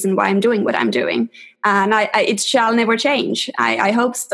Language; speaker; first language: English; non-native, fluent; Finnish